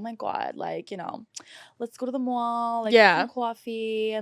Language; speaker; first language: English; native; English